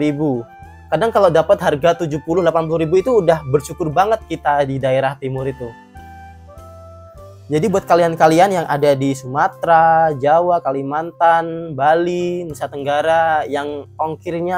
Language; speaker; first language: Indonesian; native; Indonesian